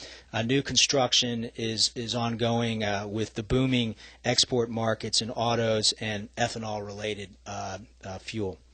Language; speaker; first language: English; native; English